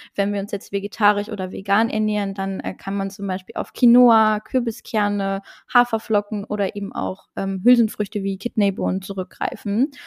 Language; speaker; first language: German; non-native, local second language; Luxembourgish